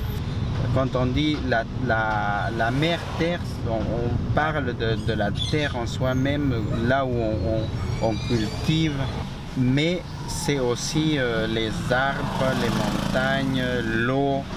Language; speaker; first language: French; non-native, fluent; Spanish